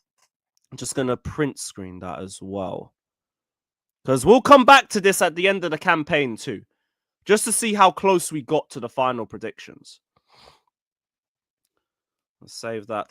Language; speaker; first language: English; native; English